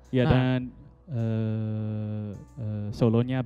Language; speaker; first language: Indonesian; non-native, fluent; Dutch